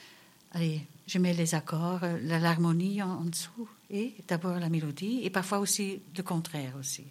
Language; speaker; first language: French; early bilingual, other home language; German